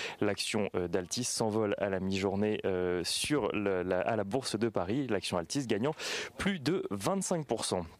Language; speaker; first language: French; native; French